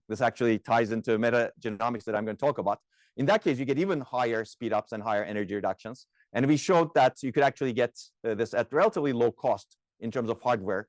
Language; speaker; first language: English; non-native, fluent; Turkish